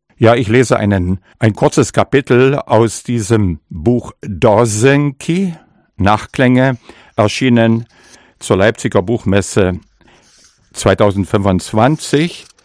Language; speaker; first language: German; non-native, local second language; Upper Sorbian